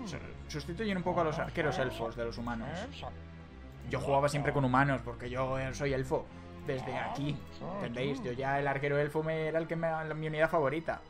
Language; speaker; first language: Spanish; native; Spanish